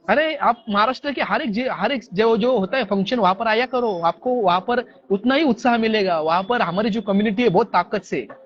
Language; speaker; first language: Hindi; non-native, local second language; Marathi